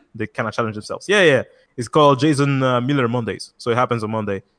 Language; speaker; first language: English; non-native, fluent; Italian